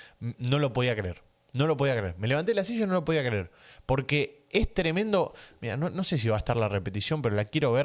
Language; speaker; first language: Spanish; native; Spanish